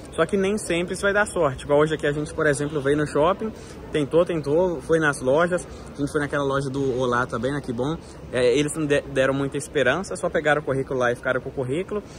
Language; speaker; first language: Portuguese; native; Portuguese